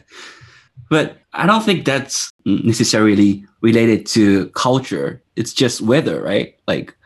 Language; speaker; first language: English; non-native, fluent; Japanese